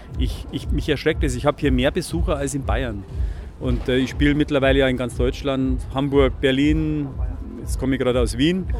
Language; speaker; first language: German; native; German